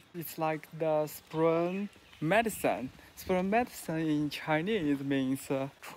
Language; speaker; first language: English; non-native, fluent; Chinese